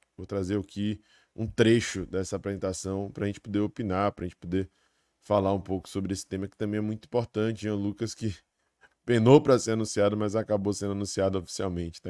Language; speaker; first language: Portuguese; native; Portuguese